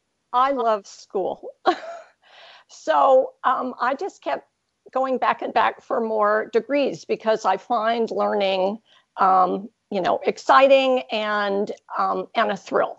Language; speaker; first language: English; native; English